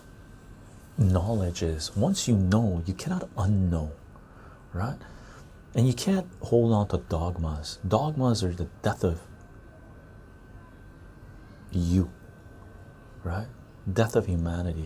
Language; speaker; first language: English; non-native, fluent; Armenian